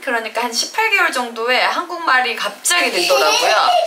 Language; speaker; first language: Korean; native; Korean